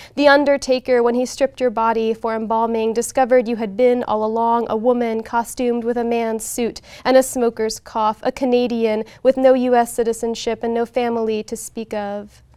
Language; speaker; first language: English; native; English